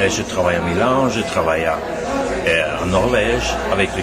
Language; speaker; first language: French; non-native, learner; Norwegian